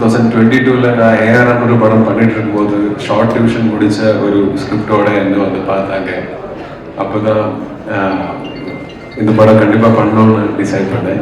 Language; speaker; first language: Tamil; non-native, fluent; Malayalam